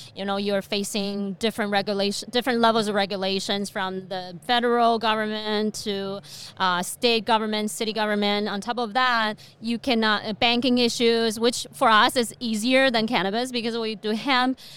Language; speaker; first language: English; non-native, fluent; Chinese